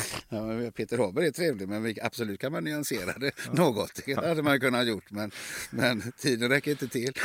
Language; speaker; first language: Swedish; native; Swedish